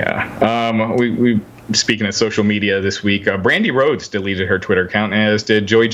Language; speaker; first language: English; native; English